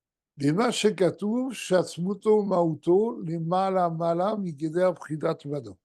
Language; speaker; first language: Hebrew; non-native, fluent; French